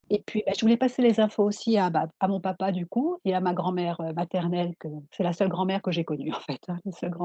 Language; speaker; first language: French; native; French